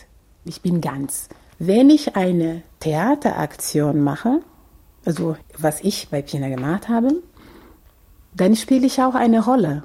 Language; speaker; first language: German; non-native, fluent; Portuguese